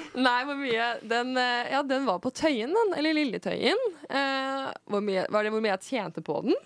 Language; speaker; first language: Norwegian; native; Norwegian